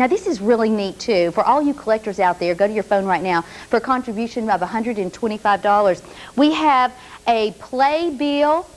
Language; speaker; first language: English; native; English